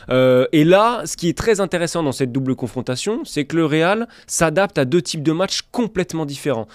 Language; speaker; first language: French; native; French